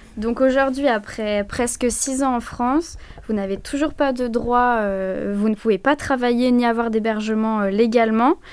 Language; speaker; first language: French; native; French